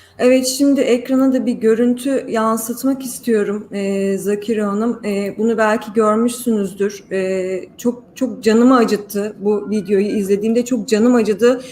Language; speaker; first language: Turkish; native; Turkish